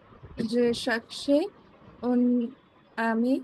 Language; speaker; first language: French; non-native, learner; Bangla